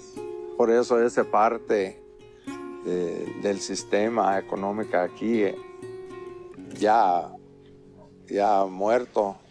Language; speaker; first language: Spanish; non-native, fluent; English